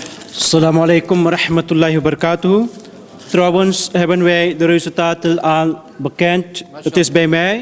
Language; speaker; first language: Dutch; early bilingual, other home language; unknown